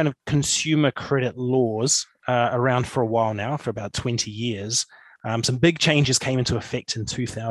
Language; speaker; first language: English; native; English